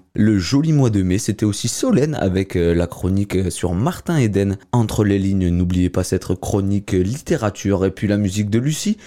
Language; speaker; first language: French; native; French